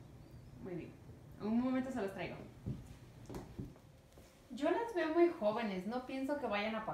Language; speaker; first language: Spanish; early bilingual, other home language; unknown